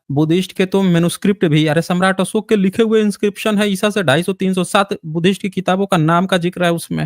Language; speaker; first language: Hindi; native; Hindi